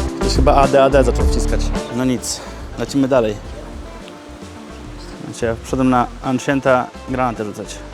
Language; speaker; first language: Polish; native; Polish